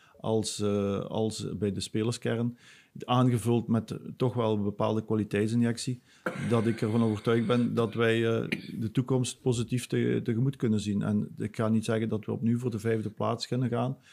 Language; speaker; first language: Dutch; native; Dutch